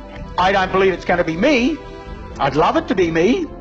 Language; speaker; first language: English; native; English